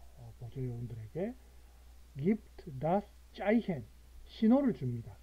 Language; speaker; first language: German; non-native, learner; Korean